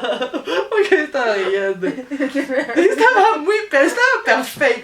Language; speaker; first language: Spanish; non-native, fluent; French